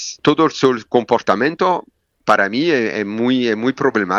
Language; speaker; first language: Spanish; non-native, learner; French